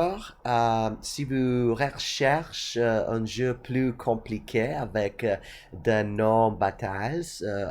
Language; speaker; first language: French; non-native, learner; English